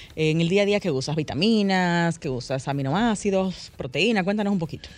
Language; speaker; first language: Spanish; native; Spanish